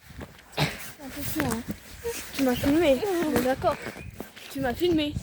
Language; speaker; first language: French; native; French